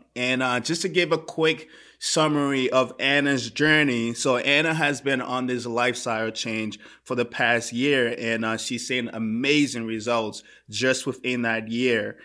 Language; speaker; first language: English; native; English